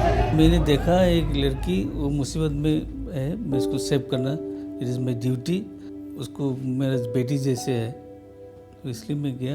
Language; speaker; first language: Hindi; non-native, local second language; Assamese